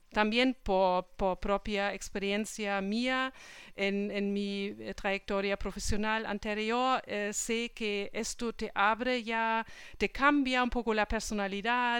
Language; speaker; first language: Spanish; non-native, fluent; German